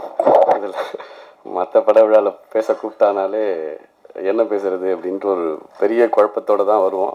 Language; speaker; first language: Tamil; native; Tamil